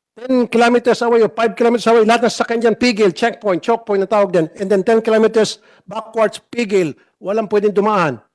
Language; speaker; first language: Filipino; native; Filipino